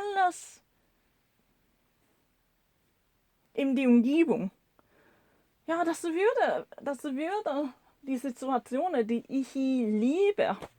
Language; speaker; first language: German; non-native, learner; Korean